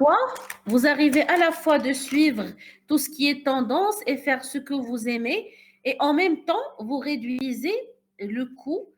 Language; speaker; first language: French; non-native, local second language; Arabic